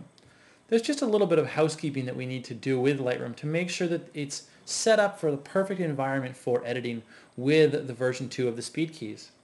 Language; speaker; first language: English; native; English